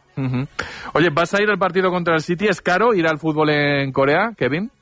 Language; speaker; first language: Spanish; native; Spanish